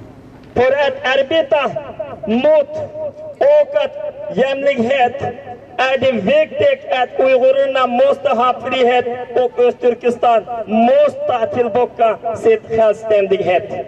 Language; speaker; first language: Swedish; non-native, learner; Uyghur